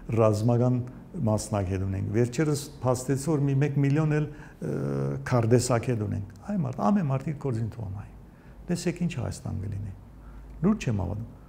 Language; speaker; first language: Armenian; early bilingual, heritage; Armenian